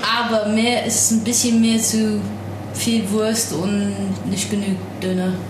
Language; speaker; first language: German; non-native, fluent; English